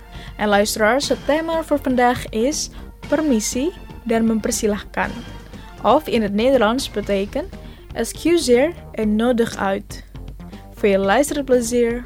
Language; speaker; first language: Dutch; non-native, learner; Indonesian